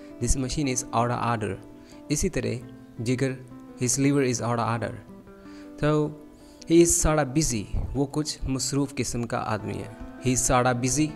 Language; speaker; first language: Urdu; native; Urdu